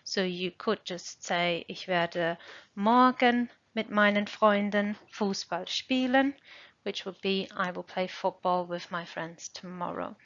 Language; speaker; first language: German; non-native, fluent; English